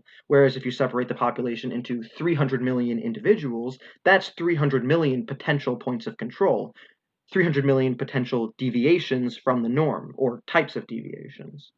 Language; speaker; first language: English; native; English